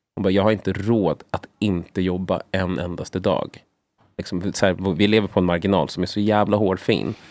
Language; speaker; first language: Swedish; native; Swedish